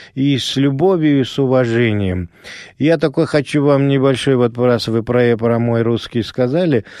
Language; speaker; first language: Russian; non-native, local second language; Azerbaijani